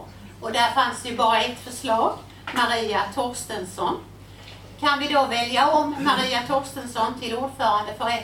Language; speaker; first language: Swedish; native; Swedish